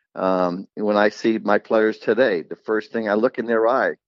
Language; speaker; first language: English; native; English